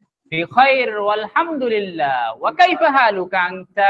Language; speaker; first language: Arabic; non-native, fluent; Bangla